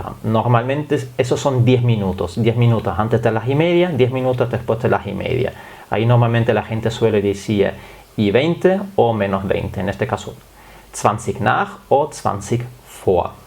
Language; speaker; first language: Spanish; non-native, fluent; German